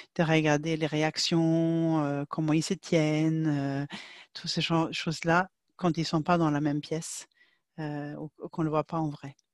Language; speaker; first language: French; non-native, fluent; Swedish